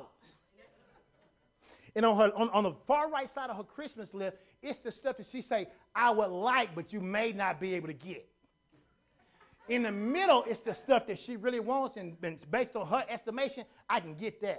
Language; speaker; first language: English; native; English